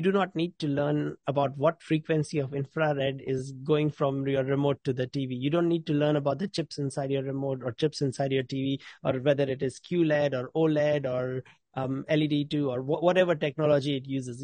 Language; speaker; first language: English; native; English